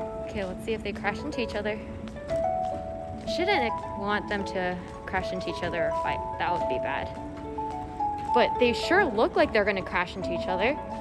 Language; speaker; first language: English; early bilingual, other home language; Korean